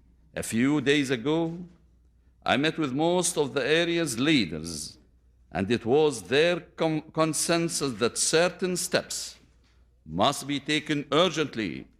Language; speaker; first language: English; non-native, fluent; Arabic